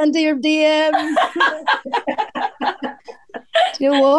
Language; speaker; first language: English; native; English